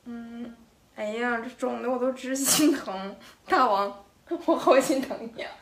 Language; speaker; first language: Chinese; native; Chinese